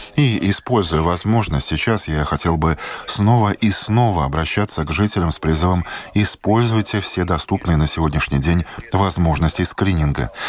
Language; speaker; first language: Russian; non-native, local second language; Latvian